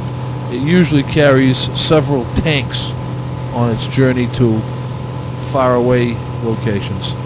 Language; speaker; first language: English; native; English